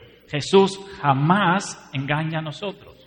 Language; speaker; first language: Spanish; non-native, fluent; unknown